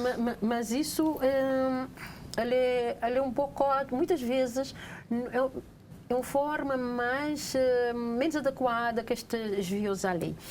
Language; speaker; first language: Portuguese; non-native, local second language; Kabuverdianu